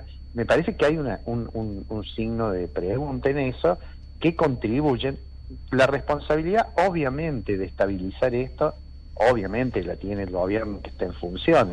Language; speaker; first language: Spanish; native; Spanish